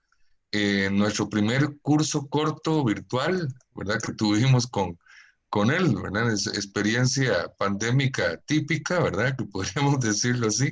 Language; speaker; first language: Spanish; native; Spanish